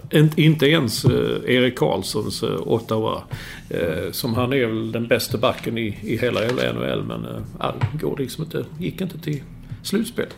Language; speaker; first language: Swedish; native; Swedish